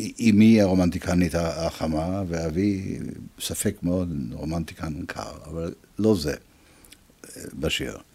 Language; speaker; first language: Hebrew; early bilingual, other home language; Italian